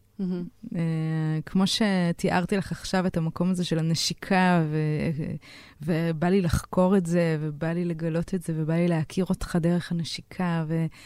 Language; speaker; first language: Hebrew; native; Hebrew